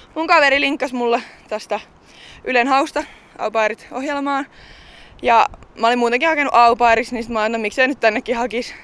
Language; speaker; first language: Finnish; native; Finnish